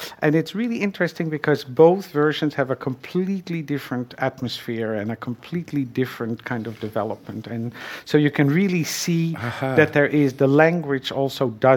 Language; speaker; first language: English; non-native, fluent; Dutch